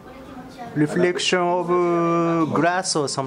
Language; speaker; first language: English; non-native, learner; Japanese